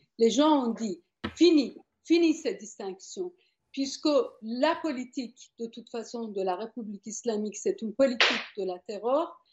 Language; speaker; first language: French; non-native, fluent; Persian